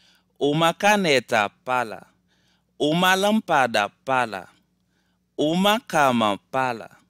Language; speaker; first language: Portuguese; non-native, learner; Haitian Creole